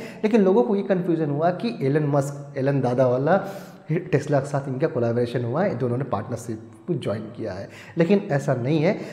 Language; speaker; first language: Hindi; native; Hindi